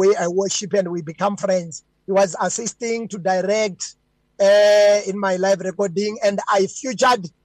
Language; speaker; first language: English; non-native, local second language; Venda